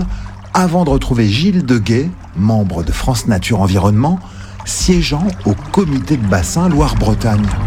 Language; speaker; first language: French; native; French